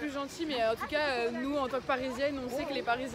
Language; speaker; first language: French; native; French